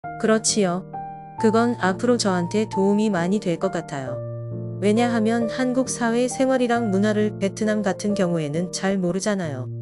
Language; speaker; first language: Korean; non-native, fluent; Vietnamese